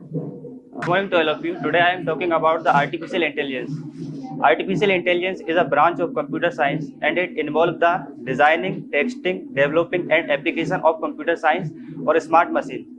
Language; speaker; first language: English; non-native, learner; Hindi